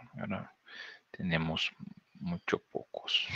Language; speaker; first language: Spanish; non-native, learner; Portuguese